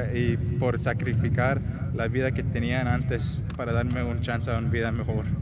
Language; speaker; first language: Spanish; early bilingual, heritage; Spanish